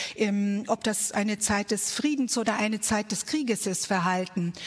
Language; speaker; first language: German; early bilingual, other home language; Croatian